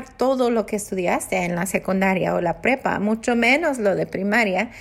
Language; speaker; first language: Spanish; non-native, fluent; English